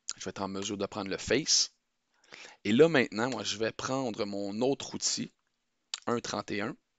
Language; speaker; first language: French; native; French